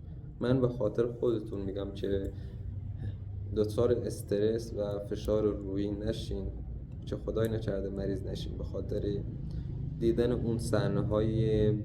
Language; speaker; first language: Persian; native; Persian